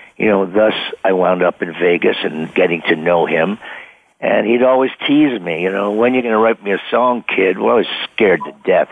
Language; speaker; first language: English; native; English